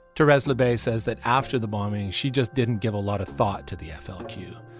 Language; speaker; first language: English; native; English